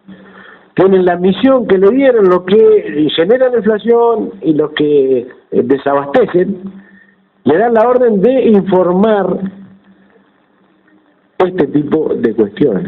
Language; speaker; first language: Spanish; native; Spanish